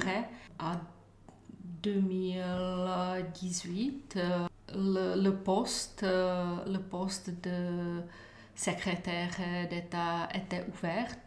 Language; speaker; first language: French; non-native, learner; Czech